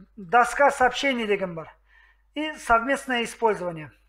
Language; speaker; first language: Russian; non-native, local second language; Kazakh